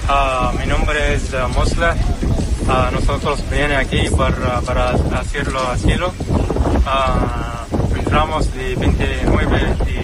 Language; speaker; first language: Spanish; non-native, learner; Arabic